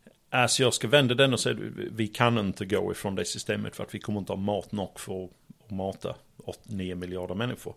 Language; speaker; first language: Swedish; non-native, fluent; English